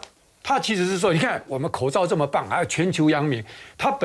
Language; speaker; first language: Chinese; native; Chinese